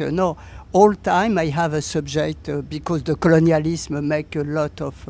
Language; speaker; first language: English; non-native, learner; French